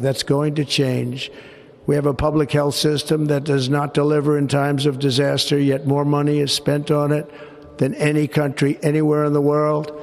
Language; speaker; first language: English; native; English